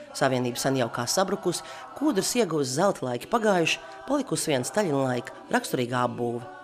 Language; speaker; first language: Latvian; native; Latvian